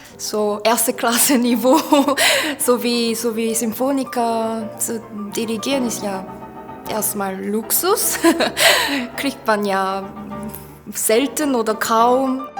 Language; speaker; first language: German; non-native, fluent; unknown